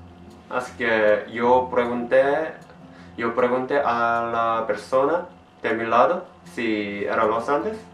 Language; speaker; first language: Spanish; non-native, learner; Korean